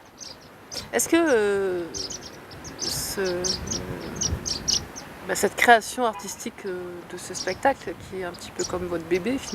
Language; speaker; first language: French; native; French